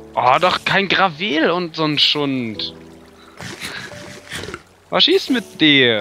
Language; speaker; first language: German; native; German